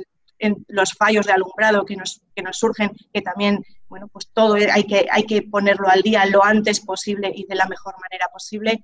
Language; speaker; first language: Spanish; native; Spanish